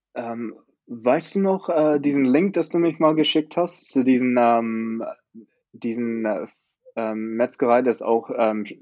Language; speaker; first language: German; non-native, fluent; English